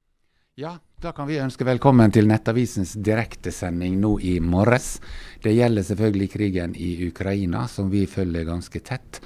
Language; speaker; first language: Norwegian; native; Norwegian